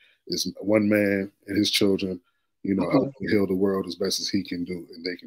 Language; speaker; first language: English; native; English